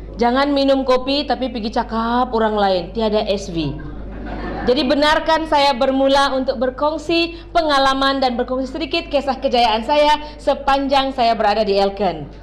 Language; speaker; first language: Malay; native; Malay